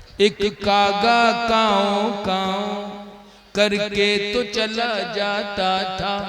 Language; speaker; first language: Hindi; native; Hindi